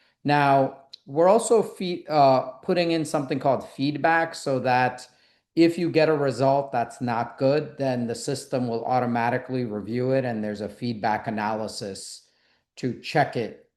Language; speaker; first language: English; native; English